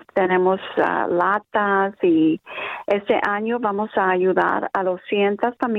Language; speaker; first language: Spanish; early bilingual, other home language; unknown